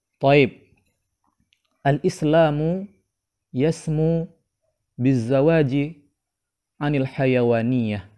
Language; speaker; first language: Arabic; non-native, fluent; Indonesian